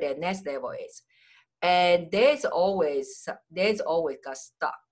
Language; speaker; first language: English; non-native, fluent; Chinese